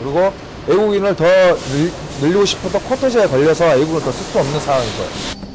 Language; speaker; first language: Korean; native; Korean